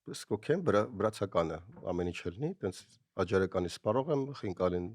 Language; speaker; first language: Armenian; early bilingual, other home language; Russian